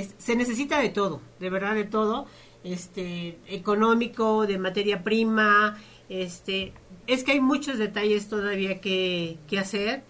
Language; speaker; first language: Spanish; native; Spanish